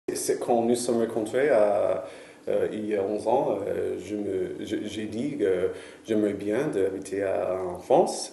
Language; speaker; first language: French; non-native, fluent; English